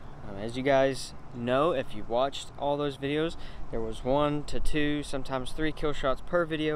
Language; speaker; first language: English; native; English